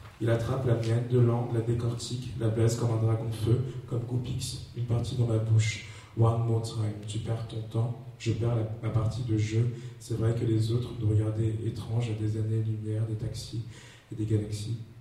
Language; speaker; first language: French; native; French